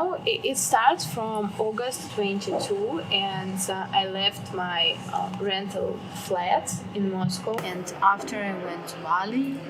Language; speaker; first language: English; non-native, learner; Russian